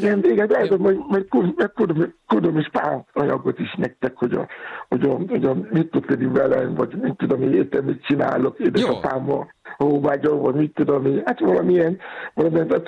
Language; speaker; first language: Hungarian; non-native, learner; Yoruba